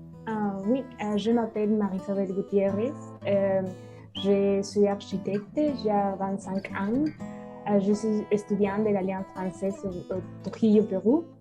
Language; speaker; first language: French; non-native, learner; Spanish